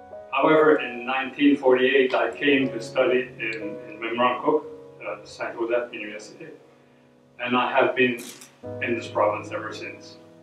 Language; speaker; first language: English; non-native, local second language; French